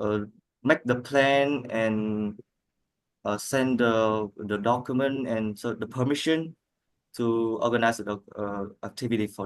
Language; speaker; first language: English; non-native, learner; Vietnamese